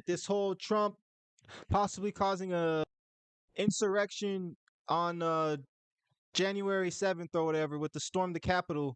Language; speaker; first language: English; native; English